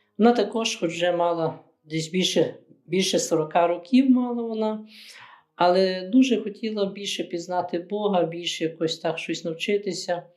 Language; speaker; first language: Ukrainian; native; Ukrainian